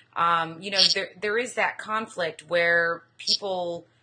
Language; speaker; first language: English; native; English